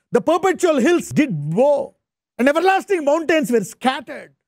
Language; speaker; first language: English; non-native, local second language; Telugu